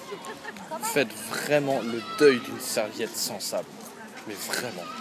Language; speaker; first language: French; native; French